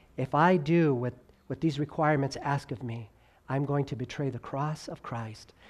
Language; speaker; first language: English; native; English